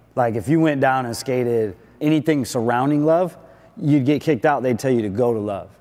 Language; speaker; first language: English; native; English